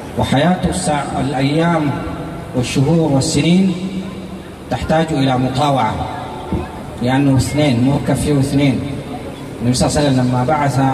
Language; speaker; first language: Arabic; native; Arabic